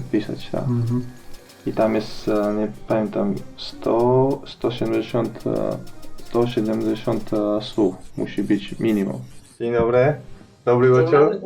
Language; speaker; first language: Polish; non-native, learner; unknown